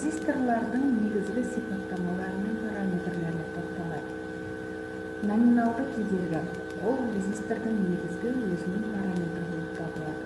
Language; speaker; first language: Kazakh; native; Kazakh